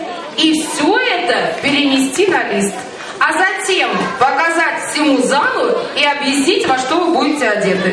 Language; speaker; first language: Russian; native; Russian